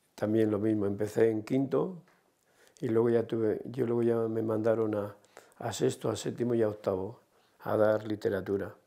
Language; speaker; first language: Spanish; native; Spanish